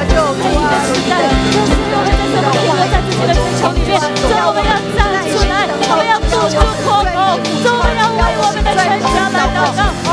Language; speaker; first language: Chinese; native; Chinese